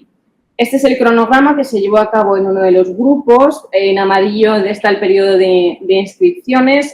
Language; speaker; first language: Spanish; native; Spanish